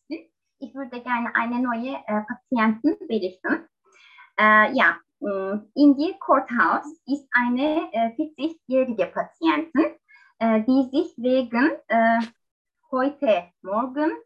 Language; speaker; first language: German; non-native, learner; Turkish